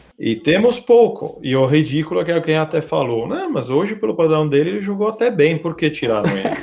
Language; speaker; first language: Portuguese; non-native, fluent; Italian